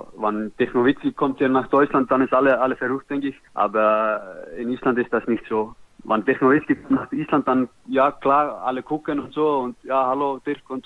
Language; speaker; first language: German; non-native, learner; Icelandic